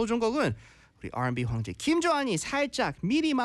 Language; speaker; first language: Korean; native; Korean